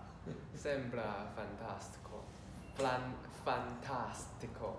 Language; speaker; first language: Italian; non-native, learner; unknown